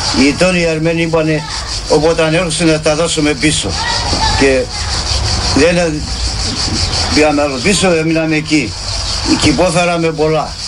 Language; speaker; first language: Greek; early bilingual, heritage; Greek